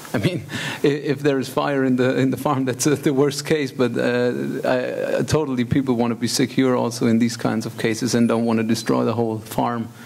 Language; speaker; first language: English; non-native, fluent; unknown